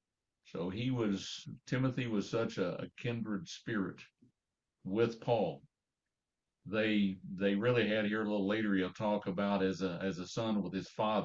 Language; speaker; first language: English; native; English